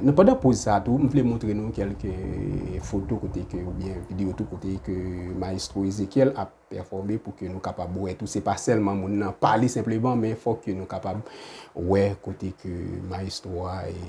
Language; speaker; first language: French; non-native, local second language; Haitian Creole